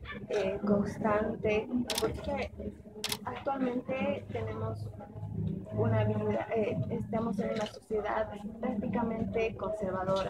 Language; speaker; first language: Spanish; non-native, local second language; Aymara